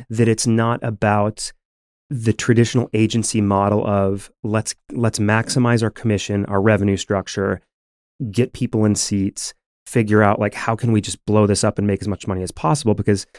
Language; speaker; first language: English; native; English